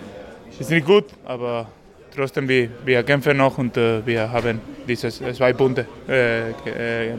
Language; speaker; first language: German; non-native, learner; Spanish